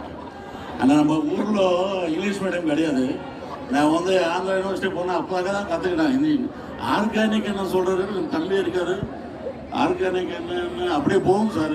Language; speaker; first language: Tamil; non-native, learner; Telugu